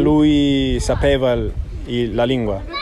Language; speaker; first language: Italian; non-native, fluent; English